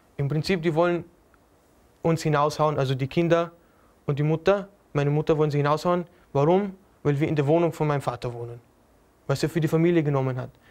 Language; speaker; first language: German; native; German